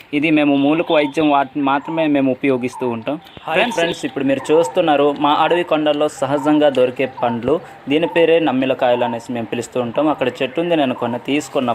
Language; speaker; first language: Telugu; non-native, local second language; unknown